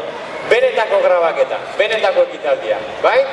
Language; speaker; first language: Basque; native; Basque